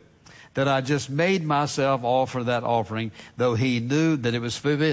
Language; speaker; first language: English; native; English